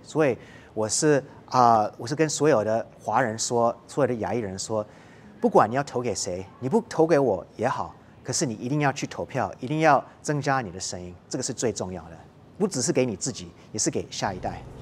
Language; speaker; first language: Chinese; early bilingual, heritage; Chinese